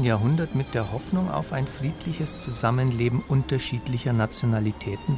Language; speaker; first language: German; native; German